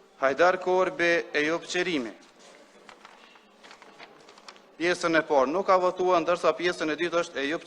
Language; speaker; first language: Albanian; native; Albanian